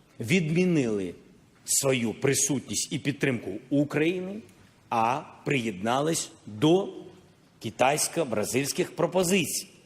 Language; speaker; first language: Ukrainian; non-native, local second language; Russian